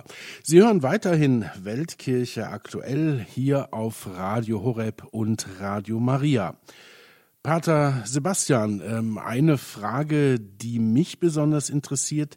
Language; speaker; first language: German; native; German